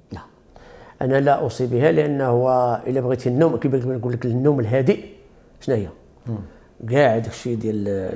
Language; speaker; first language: Arabic; native; Arabic